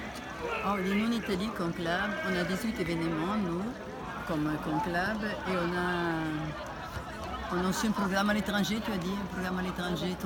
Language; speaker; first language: French; non-native, fluent; Italian